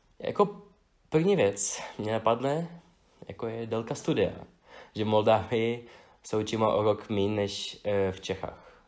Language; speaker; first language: Czech; non-native, fluent; Russian